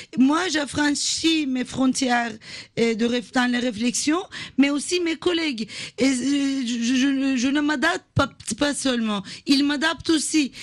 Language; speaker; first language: French; non-native, fluent; Turkish